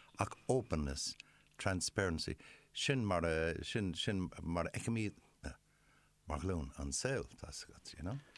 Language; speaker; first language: Irish; non-native, local second language; English